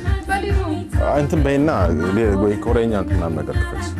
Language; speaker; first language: Korean; non-native, fluent; Amharic